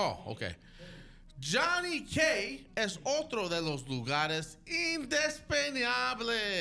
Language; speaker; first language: Spanish; native; Spanish